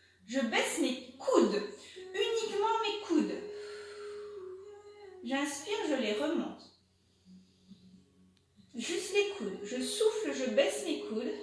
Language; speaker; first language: French; native; French